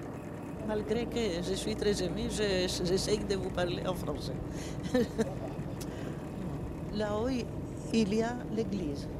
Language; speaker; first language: French; non-native, fluent; Greek